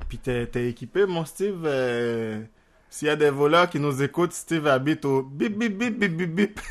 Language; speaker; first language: French; non-native, local second language; Haitian Creole